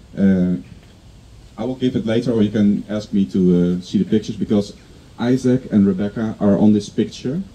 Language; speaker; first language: English; non-native, fluent; Dutch